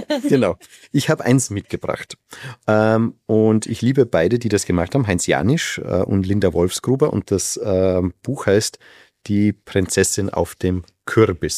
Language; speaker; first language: German; native; German